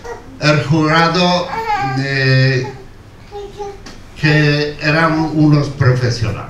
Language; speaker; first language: Spanish; non-native, learner; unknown